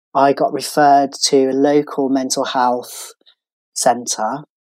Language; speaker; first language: English; native; English